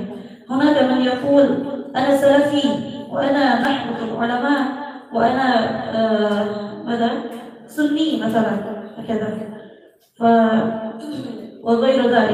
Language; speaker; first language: Arabic; non-native, fluent; Indonesian